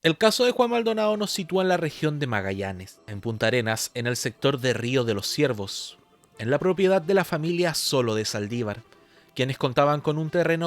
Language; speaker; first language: Spanish; native; Spanish